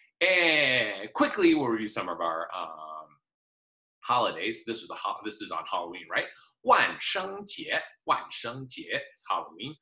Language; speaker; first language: English; native; English